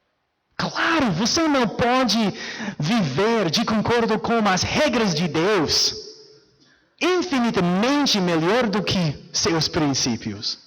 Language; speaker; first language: Portuguese; non-native, fluent; English